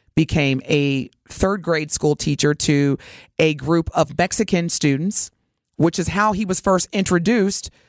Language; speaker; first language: English; native; English